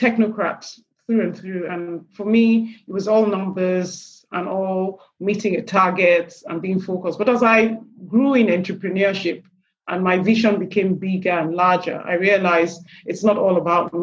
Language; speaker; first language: English; non-native, local second language; Yoruba